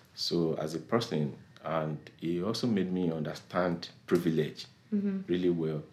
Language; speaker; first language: English; non-native, local second language; Yoruba